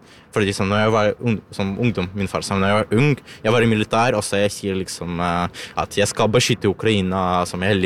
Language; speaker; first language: Norwegian; non-native, learner; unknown